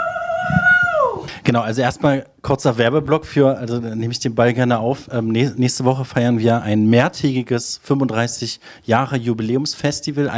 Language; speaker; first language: German; native; German